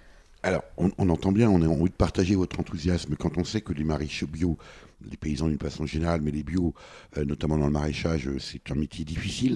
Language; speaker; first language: French; native; French